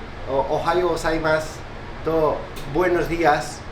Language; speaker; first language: Japanese; non-native, learner; Spanish